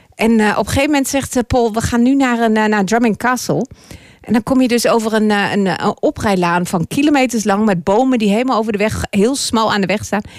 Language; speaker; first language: Dutch; early bilingual, other home language; English